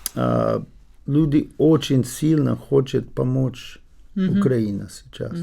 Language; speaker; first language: Russian; non-native, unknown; English